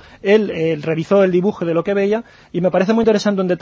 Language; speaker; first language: Spanish; native; Spanish